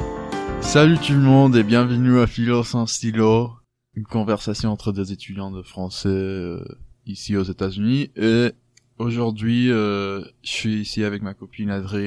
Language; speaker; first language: French; non-native, fluent; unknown